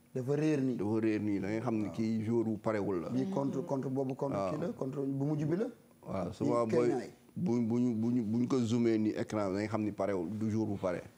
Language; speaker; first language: Wolof; native; Wolof